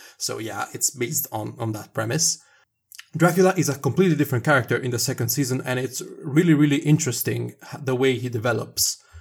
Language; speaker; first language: English; non-native, fluent; Italian